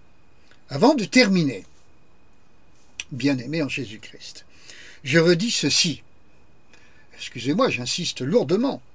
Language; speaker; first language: French; native; French